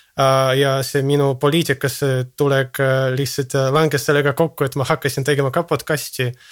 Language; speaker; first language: Estonian; non-native, local second language; Russian